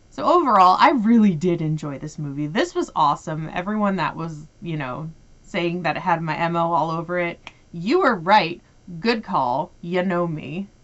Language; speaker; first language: English; native; English